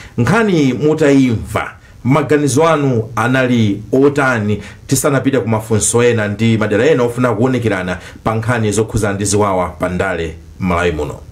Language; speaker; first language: Nyanja; native; Nyanja